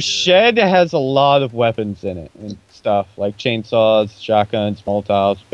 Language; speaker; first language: English; native; English